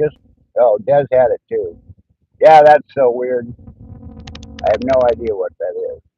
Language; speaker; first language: English; native; English